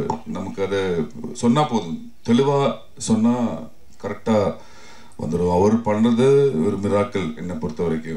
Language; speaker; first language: Tamil; non-native, learner; Malayalam